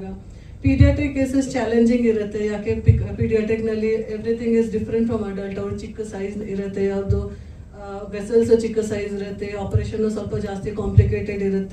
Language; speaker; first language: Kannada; non-native, fluent; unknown